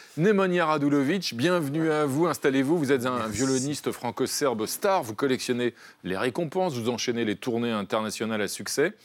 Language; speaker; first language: French; native; French